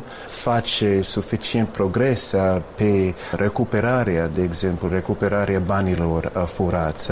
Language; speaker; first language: Romanian; non-native, fluent; English